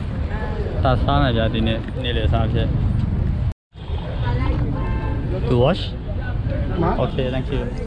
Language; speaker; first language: English; non-native, learner; Burmese